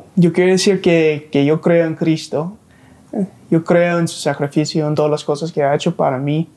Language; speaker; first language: Spanish; non-native, fluent; English